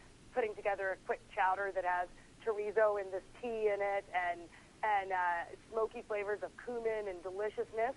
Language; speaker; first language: English; native; English